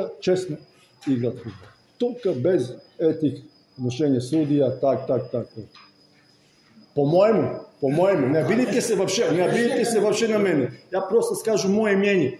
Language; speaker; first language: Russian; non-native, fluent; Serbian